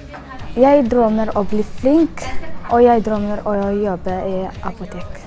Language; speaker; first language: Norwegian; non-native, learner; Tigrinya